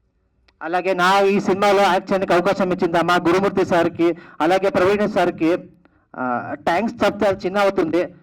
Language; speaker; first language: Telugu; non-native, learner; Kannada